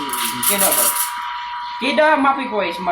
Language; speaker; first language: Arabic; non-native, learner; Filipino